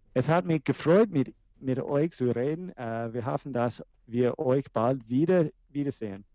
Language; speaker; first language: German; non-native, fluent; English